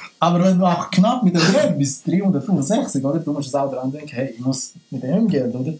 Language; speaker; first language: German; non-native, fluent; Persian